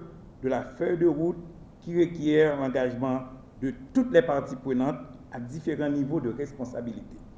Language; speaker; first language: French; non-native, local second language; Haitian Creole